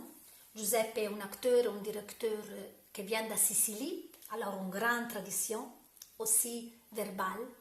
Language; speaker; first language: French; non-native, learner; Italian